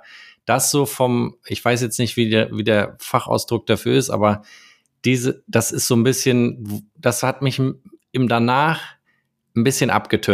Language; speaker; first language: German; native; German